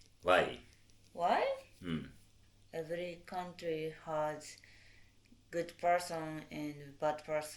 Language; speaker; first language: English; non-native, learner; Japanese